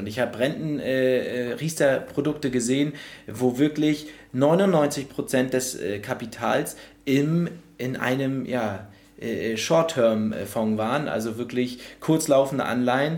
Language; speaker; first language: German; native; German